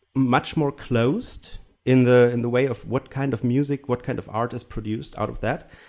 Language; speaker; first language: English; non-native, fluent; German